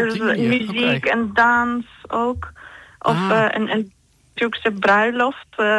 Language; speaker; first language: Dutch; non-native, fluent; Turkish